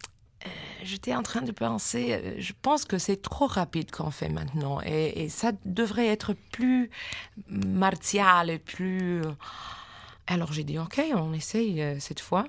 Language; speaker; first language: French; non-native, fluent; English